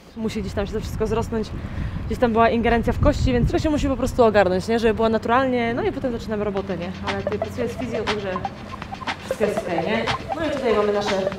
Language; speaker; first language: Polish; native; Polish